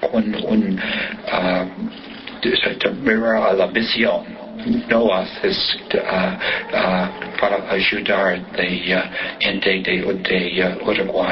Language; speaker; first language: Spanish; non-native, learner; English